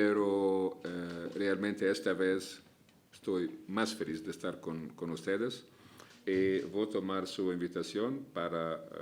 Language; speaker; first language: Spanish; non-native, fluent; Arabic